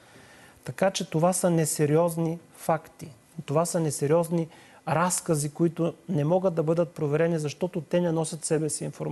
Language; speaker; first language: Bulgarian; native; Bulgarian